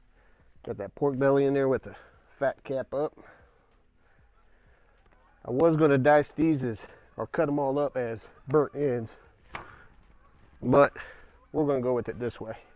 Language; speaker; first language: English; native; English